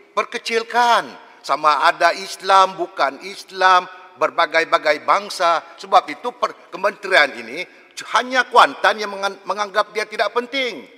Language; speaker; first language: Malay; native; Malay